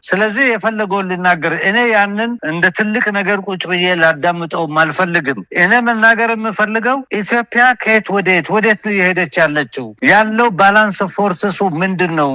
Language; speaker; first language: Amharic; non-native, local second language; Oromo